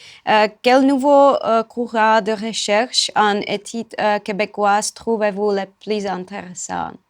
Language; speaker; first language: French; non-native, fluent; Czech